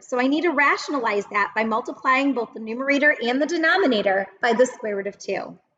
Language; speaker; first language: English; native; English